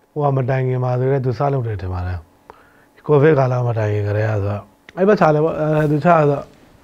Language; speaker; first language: Burmese; native; Burmese